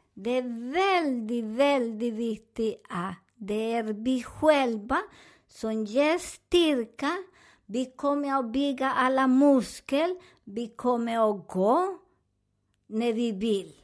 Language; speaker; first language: Swedish; non-native, learner; Spanish